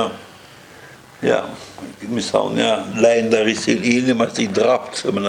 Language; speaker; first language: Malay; non-native, fluent; Dutch